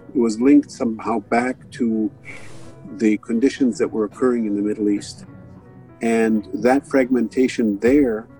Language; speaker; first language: English; early bilingual, other home language; Arabic